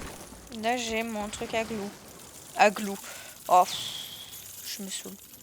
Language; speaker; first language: French; native; French